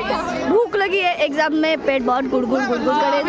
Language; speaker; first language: Hindi; non-native, local second language; Assamese